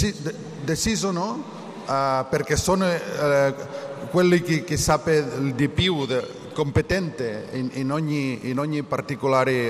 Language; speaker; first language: Italian; non-native, learner; Catalan